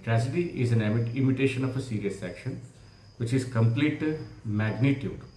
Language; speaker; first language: English; non-native, local second language; Kannada